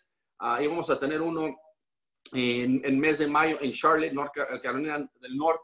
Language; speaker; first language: Spanish; native; Spanish